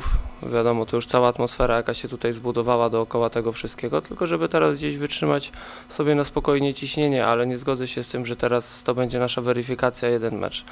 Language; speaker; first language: Polish; native; Polish